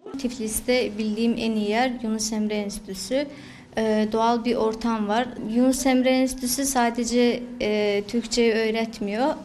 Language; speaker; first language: Turkish; non-native, fluent; Georgian